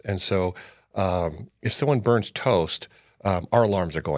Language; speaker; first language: English; native; English